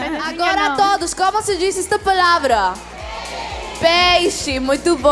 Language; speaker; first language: Portuguese; non-native, learner; Spanish